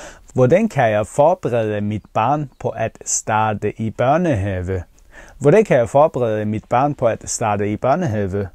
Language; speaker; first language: Danish; non-native, fluent; Persian